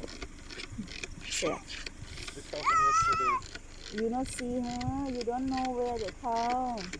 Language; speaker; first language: English; non-native, learner; Thai